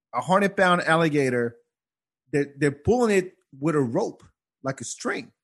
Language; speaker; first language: English; non-native, fluent; Wolof